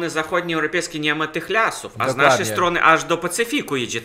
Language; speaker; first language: Polish; non-native, fluent; Russian